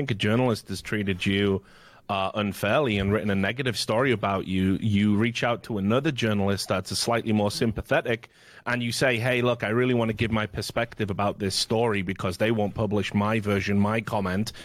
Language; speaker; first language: English; native; English